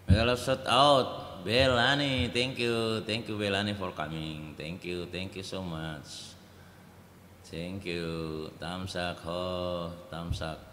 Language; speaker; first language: English; non-native, learner; Indonesian